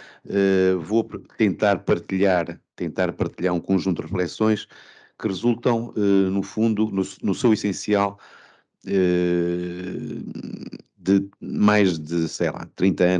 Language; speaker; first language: Portuguese; native; Portuguese